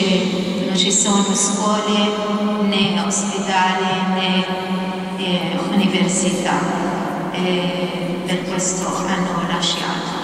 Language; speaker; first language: Italian; non-native, fluent; Arabic